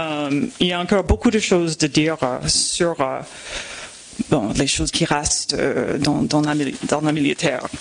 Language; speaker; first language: French; non-native, fluent; English